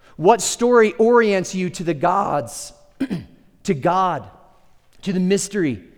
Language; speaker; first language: English; early bilingual, other home language; Spanish